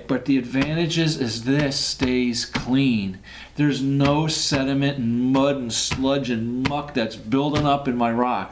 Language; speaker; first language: English; native; English